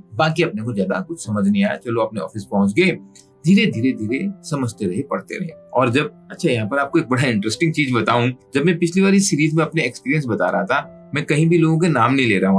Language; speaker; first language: Hindi; native; Hindi